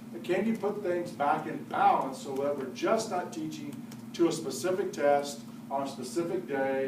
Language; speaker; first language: English; native; English